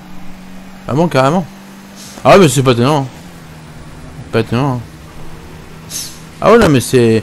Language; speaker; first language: French; native; French